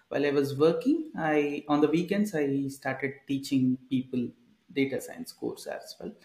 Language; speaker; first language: English; non-native, local second language; Telugu